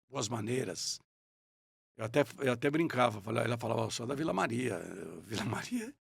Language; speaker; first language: Portuguese; early bilingual, other home language; Italian